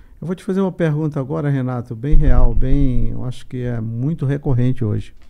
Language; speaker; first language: Portuguese; native; Portuguese